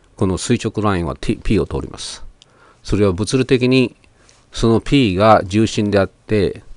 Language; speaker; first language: Japanese; native; Japanese